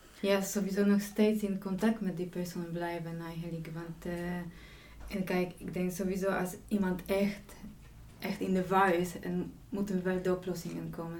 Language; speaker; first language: Dutch; non-native, fluent; Polish